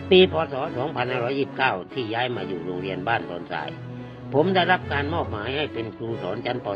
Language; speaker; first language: Thai; native; Thai